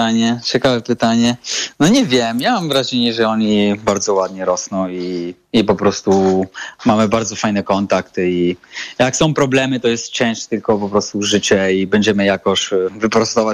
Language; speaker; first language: Polish; non-native, fluent; Italian